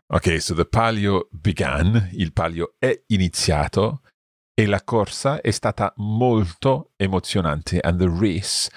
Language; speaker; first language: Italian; non-native, fluent; English